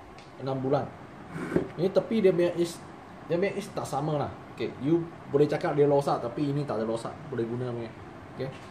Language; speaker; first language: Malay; non-native, local second language; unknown